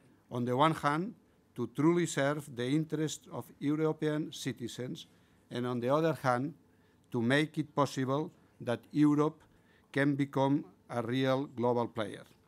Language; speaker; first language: English; non-native, fluent; Catalan